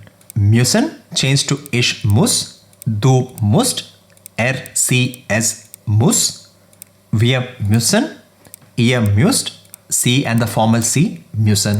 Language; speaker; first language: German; non-native, fluent; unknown